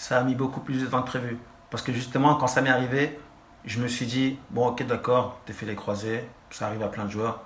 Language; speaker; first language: French; native; French